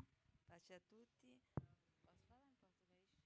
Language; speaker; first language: Italian; non-native, learner; Portuguese